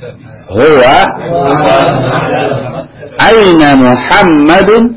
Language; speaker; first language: Arabic; non-native, fluent; Indonesian